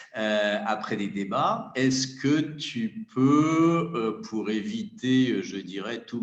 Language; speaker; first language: French; native; French